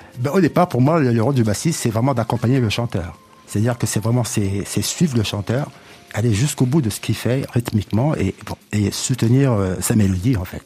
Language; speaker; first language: French; non-native, local second language; Duala